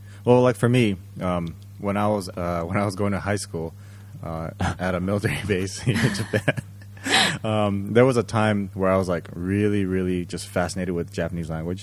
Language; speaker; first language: English; early bilingual, other home language; Japanese